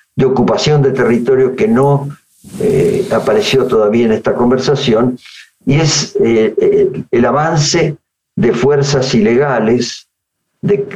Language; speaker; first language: Spanish; native; Spanish